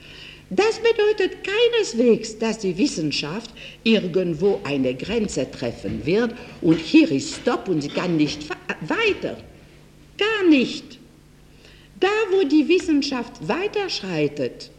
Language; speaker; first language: German; non-native, fluent; French